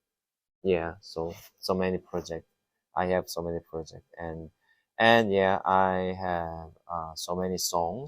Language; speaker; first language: English; non-native, learner; Korean